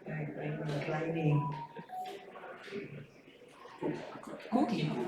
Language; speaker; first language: German; non-native, learner; Spanish